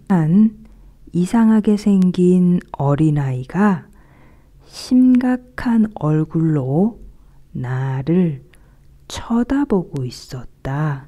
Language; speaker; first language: Korean; native; Korean